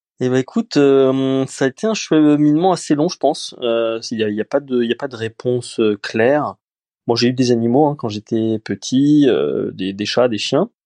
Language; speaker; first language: French; early bilingual, other home language; Romanian